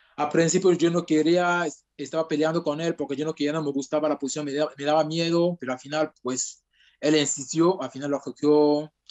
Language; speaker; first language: Spanish; non-native, fluent; French